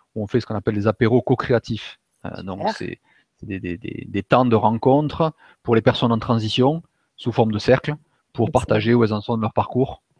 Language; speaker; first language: French; native; French